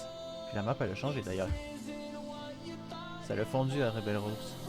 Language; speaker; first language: French; native; French